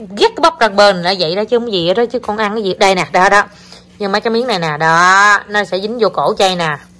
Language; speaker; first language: Vietnamese; native; Vietnamese